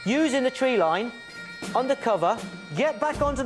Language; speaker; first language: English; native; English